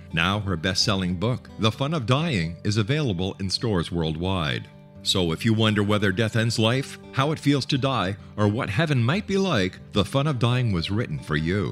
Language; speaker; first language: English; native; English